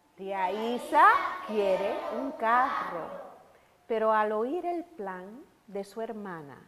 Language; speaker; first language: Spanish; early bilingual, heritage; Spanish